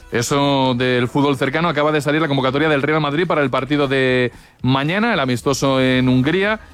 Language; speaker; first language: Spanish; native; Spanish